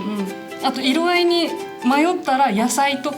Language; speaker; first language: Japanese; native; Japanese